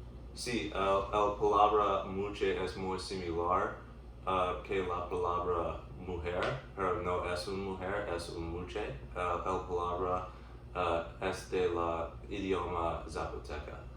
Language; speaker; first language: Spanish; non-native, learner; English